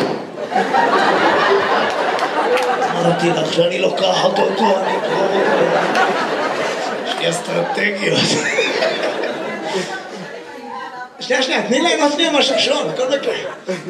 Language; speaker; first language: Hebrew; native; Hebrew